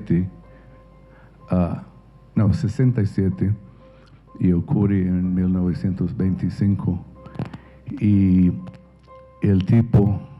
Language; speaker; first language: Spanish; non-native, fluent; English